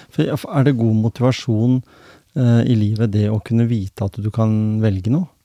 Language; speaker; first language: Norwegian; native; Norwegian